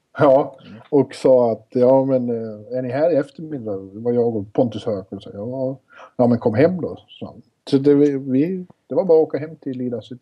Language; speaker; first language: Swedish; native; Swedish